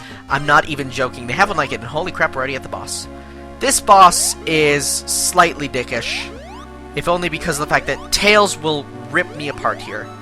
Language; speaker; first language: English; native; English